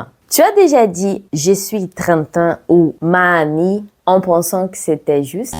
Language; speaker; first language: French; non-native, fluent; Portuguese